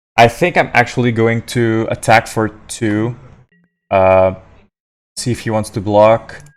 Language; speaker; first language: English; non-native, fluent; French